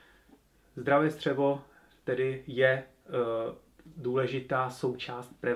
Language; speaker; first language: Czech; native; Czech